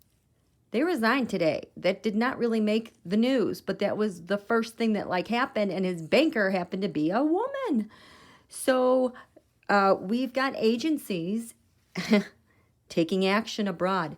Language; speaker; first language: English; native; English